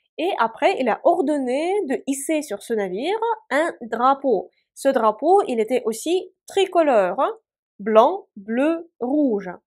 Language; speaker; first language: French; non-native, fluent; Russian